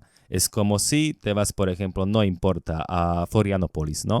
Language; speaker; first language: Spanish; non-native, learner; Slovak